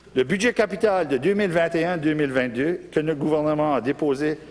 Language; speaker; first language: French; non-native, local second language; English